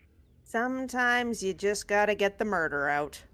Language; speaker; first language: English; native; English